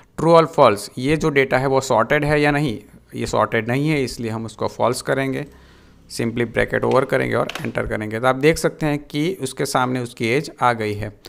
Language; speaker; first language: Hindi; non-native, local second language; Gujarati